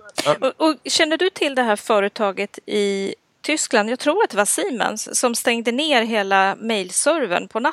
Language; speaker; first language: Swedish; native; Swedish